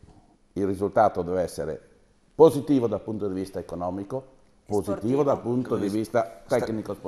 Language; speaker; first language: Italian; native; Italian